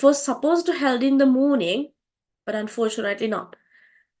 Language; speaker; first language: English; non-native, fluent; Sinhala